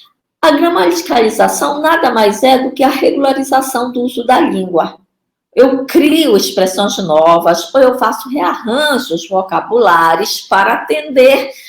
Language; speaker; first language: Portuguese; native; Portuguese